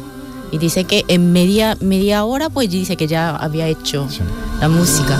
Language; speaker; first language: Spanish; non-native, fluent; Japanese